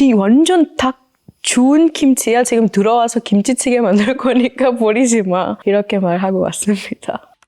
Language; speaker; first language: Korean; non-native, fluent; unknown